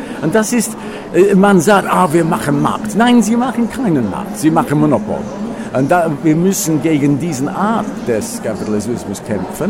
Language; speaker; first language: German; non-native, fluent; English